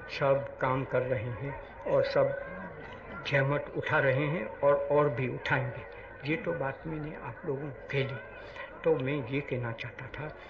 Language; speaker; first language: Hindi; non-native, local second language; Gujarati